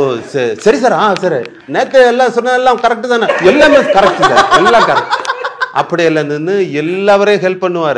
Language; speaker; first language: Tamil; non-native, learner; Malayalam